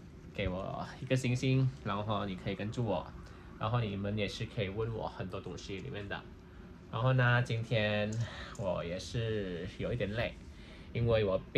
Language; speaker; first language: Chinese; early bilingual, heritage; Chinese